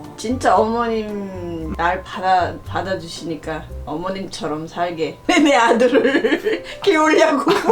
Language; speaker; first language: Korean; non-native, fluent; Filipino